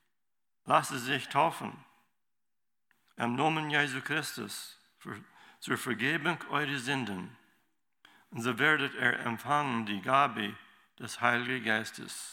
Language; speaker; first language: German; non-native, learner; Low German